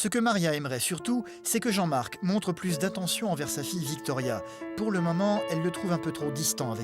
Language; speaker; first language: French; native; French